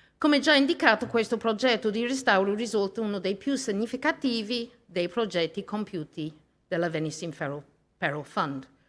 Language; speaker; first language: Italian; non-native, fluent; English